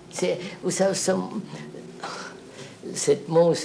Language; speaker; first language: French; non-native, fluent; Telugu